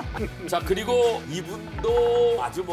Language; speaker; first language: Korean; native; Korean